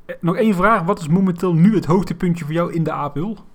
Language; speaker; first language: Dutch; native; Dutch